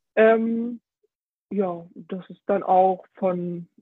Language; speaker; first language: German; early bilingual, heritage; Danish